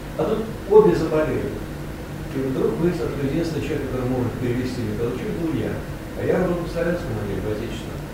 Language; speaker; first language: Russian; non-native, local second language; Romanian